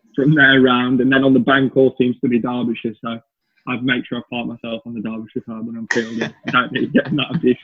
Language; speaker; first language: English; native; English